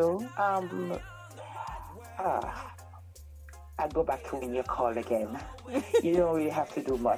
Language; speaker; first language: English; non-native, local second language; Jamaican Creole English